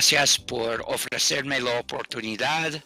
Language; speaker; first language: Spanish; non-native, fluent; English